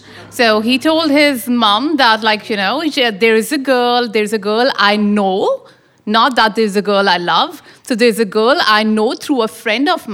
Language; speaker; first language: English; non-native, local second language; Urdu